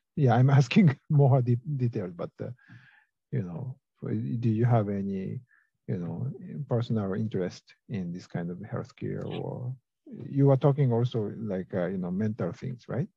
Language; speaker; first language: English; non-native, fluent; Japanese